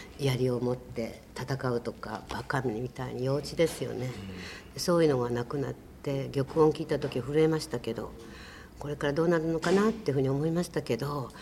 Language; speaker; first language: Japanese; native; Japanese